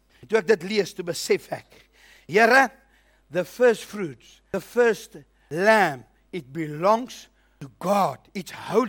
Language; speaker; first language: English; non-native, local second language; Afrikaans